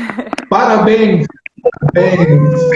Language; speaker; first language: Portuguese; non-native, learner; Spanish